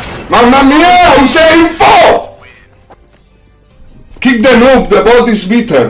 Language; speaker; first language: English; non-native, learner; Spanish